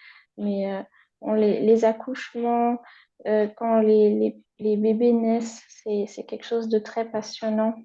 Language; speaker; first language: French; non-native, fluent; German